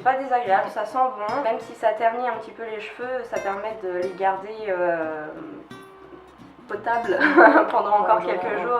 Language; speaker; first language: French; native; French